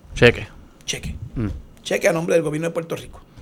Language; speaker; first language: Spanish; native; Spanish